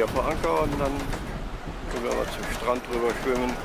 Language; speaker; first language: German; native; German